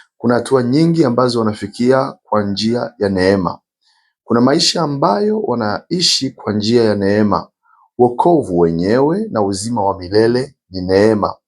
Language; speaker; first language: Swahili; non-native, local second language; Rundi